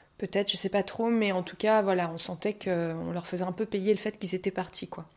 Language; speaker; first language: French; native; French